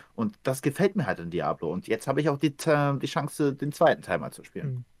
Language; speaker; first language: German; early bilingual, other home language; Ukrainian